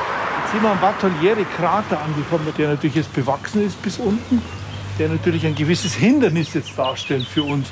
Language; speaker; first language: German; native; German